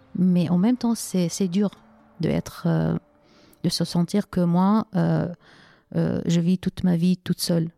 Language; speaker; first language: French; non-native, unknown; Arabic